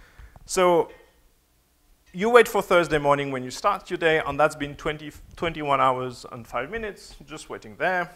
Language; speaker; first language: English; non-native, fluent; French